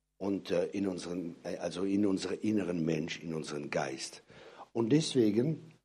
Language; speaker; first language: German; non-native, local second language; French